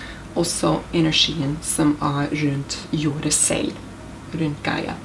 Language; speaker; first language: Norwegian; non-native, fluent; English